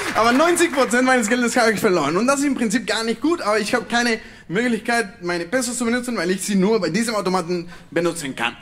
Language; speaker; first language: German; non-native, fluent; Spanish